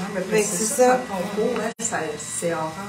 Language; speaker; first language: French; native; French